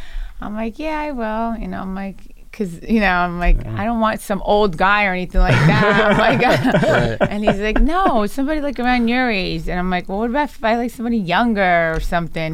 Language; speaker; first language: English; early bilingual, other home language; Italian